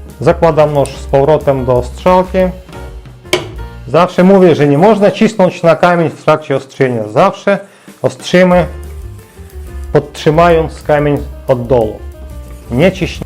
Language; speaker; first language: Polish; non-native, learner; Ukrainian